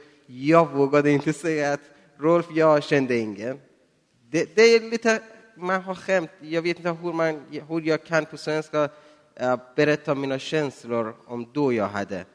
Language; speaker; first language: Swedish; non-native, learner; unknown